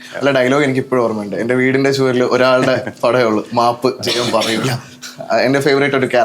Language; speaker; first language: Malayalam; native; Malayalam